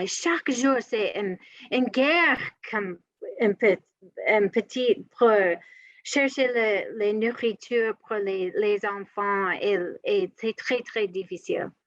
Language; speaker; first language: French; non-native, learner; English